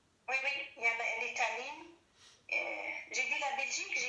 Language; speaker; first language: French; non-native, fluent; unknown